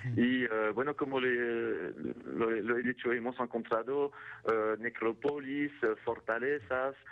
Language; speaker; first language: Spanish; non-native, fluent; French